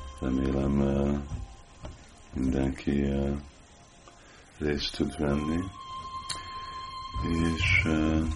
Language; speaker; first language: Hungarian; early bilingual, heritage; Hungarian